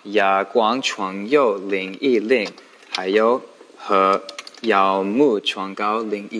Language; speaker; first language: Chinese; non-native, learner; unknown